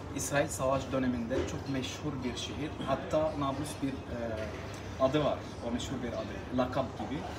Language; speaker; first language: Turkish; non-native, learner; Arabic